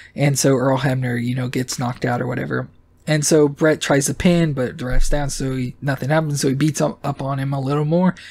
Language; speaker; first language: English; native; English